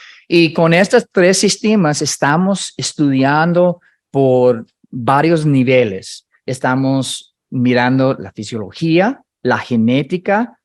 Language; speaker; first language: Spanish; non-native, fluent; English